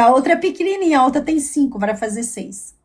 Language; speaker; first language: Portuguese; native; Portuguese